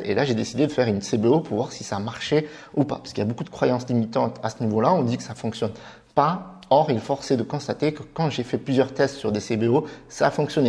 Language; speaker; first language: French; native; French